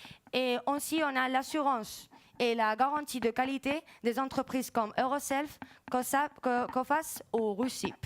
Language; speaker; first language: French; non-native, fluent; Spanish